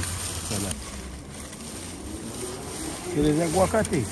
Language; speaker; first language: Spanish; non-native, learner; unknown